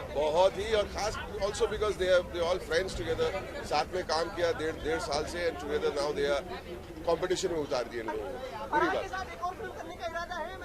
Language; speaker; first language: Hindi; native; Hindi